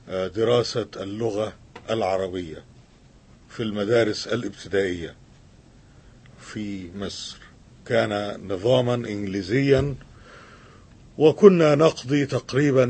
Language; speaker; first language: Arabic; native; Arabic